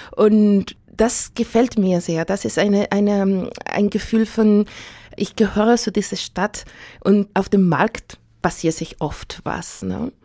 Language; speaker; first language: German; non-native, fluent; Spanish